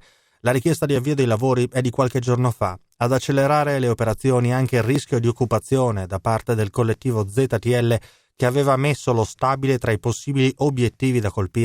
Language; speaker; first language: Italian; native; Italian